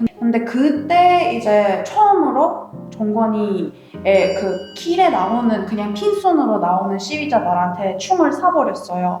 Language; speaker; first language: Korean; non-native, fluent; Persian